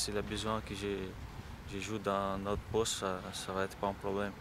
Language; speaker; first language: French; non-native, fluent; Portuguese